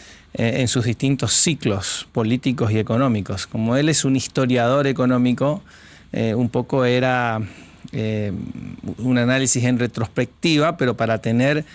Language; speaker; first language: Spanish; native; Spanish